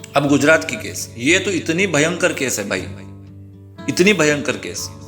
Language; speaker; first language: Hindi; non-native, local second language; Marathi